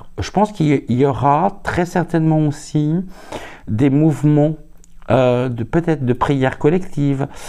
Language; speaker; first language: French; native; French